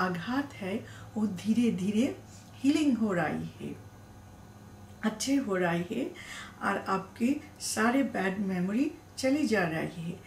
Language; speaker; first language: Hindi; non-native, learner; Bangla